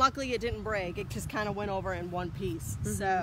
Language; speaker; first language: English; native; English